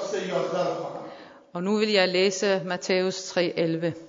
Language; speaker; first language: Danish; non-native, fluent; Persian